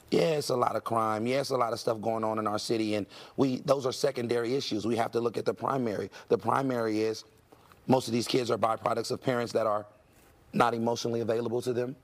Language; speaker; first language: English; native; English